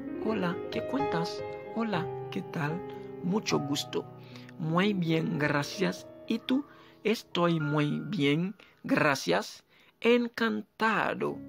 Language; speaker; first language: Spanish; non-native, local second language; Haitian Creole